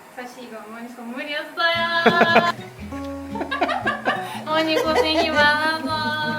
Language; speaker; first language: Korean; non-native, learner; Turkish